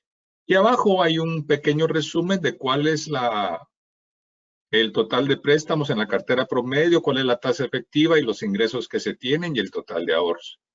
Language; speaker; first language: Spanish; native; Spanish